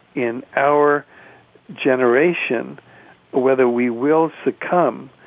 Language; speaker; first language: English; early bilingual, other home language; Spanish